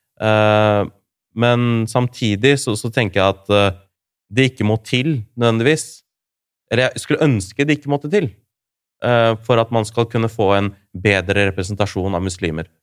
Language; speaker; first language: Norwegian; early bilingual, other home language; Urdu